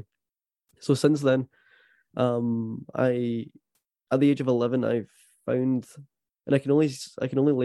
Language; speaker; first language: English; native; English